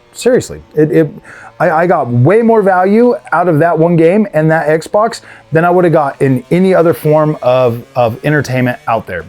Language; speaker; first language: English; native; English